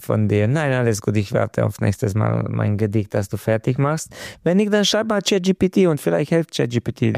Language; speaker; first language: German; non-native, fluent; Romanian